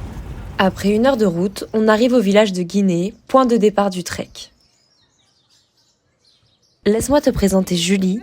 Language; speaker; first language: French; native; French